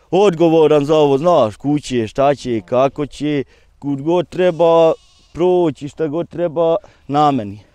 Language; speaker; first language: Croatian; native; Croatian